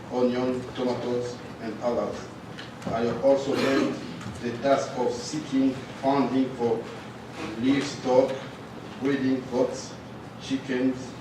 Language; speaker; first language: English; non-native, learner; Rundi